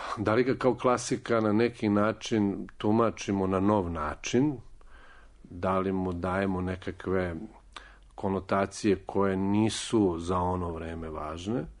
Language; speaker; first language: Serbian; native; Serbian